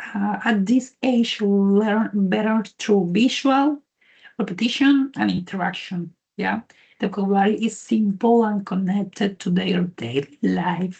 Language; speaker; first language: English; non-native, learner; Spanish